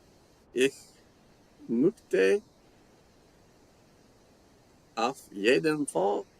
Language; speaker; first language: German; non-native, learner; English